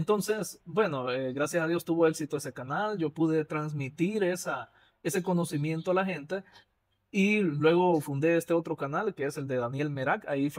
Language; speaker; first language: Spanish; native; Spanish